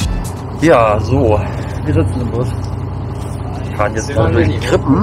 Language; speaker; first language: German; native; German